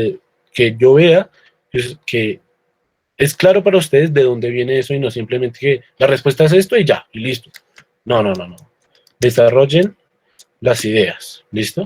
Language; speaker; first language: Spanish; native; Spanish